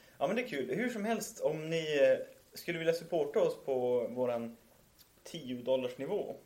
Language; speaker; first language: Swedish; native; Swedish